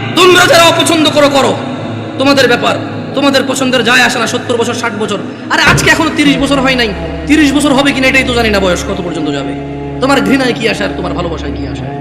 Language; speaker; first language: Bangla; early bilingual, heritage; Bangla